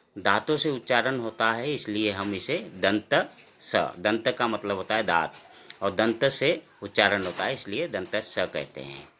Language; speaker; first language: Hindi; non-native, local second language; Assamese